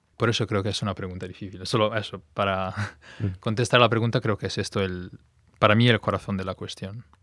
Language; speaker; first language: Spanish; non-native, fluent; Italian